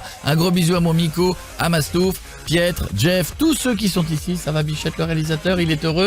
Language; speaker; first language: French; native; French